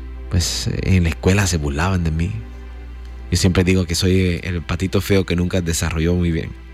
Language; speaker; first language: Spanish; native; Spanish